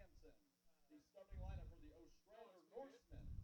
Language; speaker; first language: English; native; English